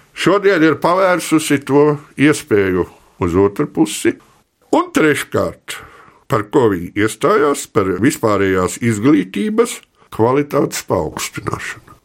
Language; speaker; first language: Latvian; native; Latvian